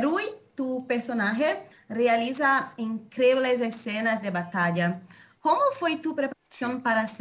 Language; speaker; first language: Spanish; non-native, fluent; Portuguese